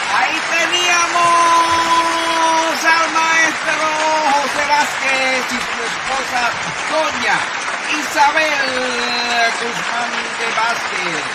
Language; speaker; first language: Spanish; native; Spanish